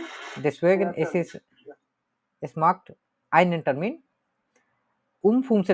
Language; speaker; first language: German; non-native, learner; Bangla